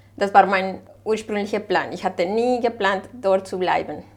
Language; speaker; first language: German; non-native, fluent; Spanish